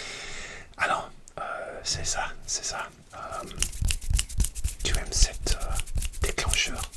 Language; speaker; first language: French; non-native, learner; English